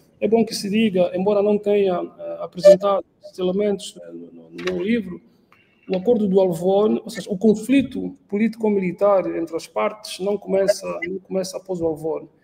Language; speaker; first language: Portuguese; native; Portuguese